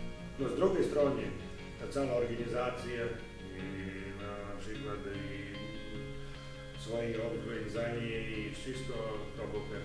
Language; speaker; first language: Polish; non-native, learner; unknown